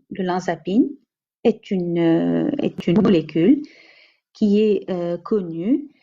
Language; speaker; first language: French; non-native, local second language; Arabic